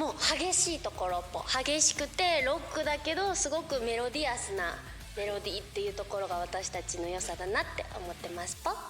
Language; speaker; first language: Japanese; native; Japanese